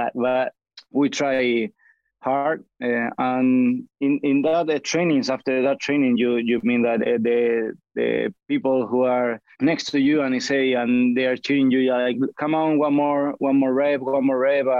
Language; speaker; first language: English; non-native, fluent; Spanish